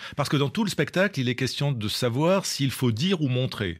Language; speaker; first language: French; non-native, local second language; Wolof